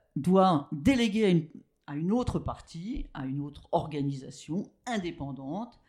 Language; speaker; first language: French; native; French